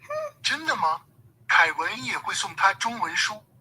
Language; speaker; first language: Chinese; non-native, learner; English